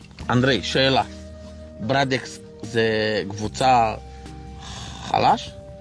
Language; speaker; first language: Hebrew; non-native, fluent; Romanian